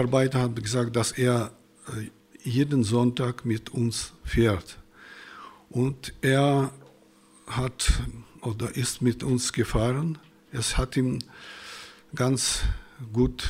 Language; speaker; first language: German; non-native, fluent; Russian